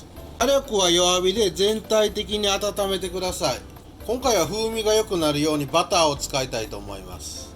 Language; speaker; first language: Japanese; native; Japanese